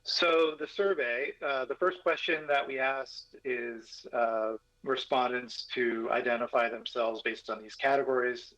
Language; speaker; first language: English; native; English